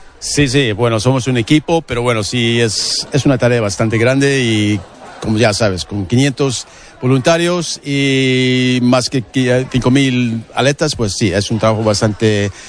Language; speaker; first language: Spanish; non-native, fluent; English